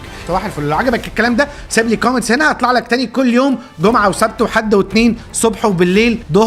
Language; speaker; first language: Arabic; native; Arabic